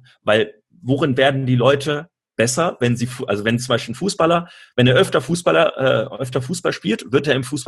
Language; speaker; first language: German; native; German